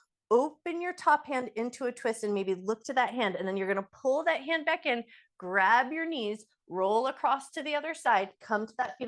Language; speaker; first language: English; native; English